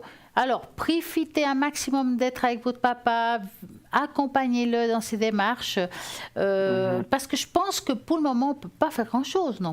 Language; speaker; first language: French; native; French